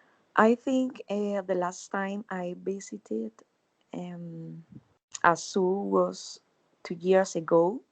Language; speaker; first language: English; non-native, learner; Spanish